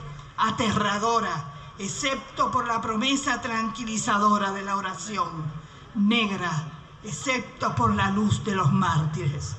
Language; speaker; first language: Spanish; native; Spanish